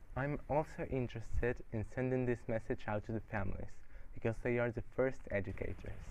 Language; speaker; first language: English; non-native, fluent; Spanish